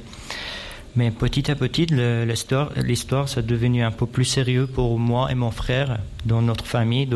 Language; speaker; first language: French; non-native, fluent; Persian